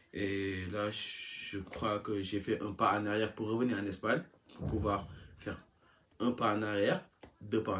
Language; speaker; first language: French; non-native, local second language; Wolof